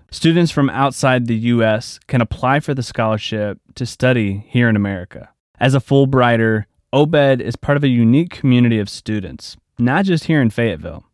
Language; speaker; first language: English; native; English